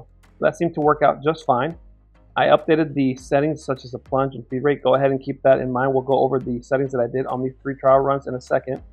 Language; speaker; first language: English; native; English